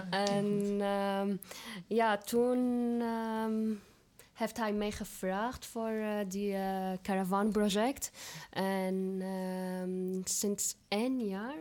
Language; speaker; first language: Dutch; non-native, fluent; Arabic